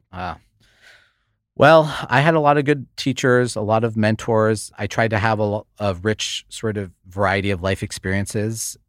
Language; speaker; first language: English; native; English